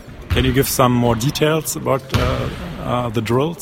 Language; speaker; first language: English; non-native, fluent; German